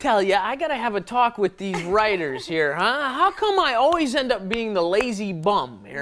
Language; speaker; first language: English; native; English